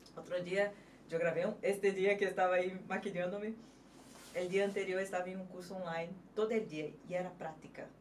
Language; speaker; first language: Spanish; non-native, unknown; Portuguese